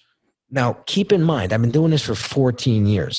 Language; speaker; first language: English; native; English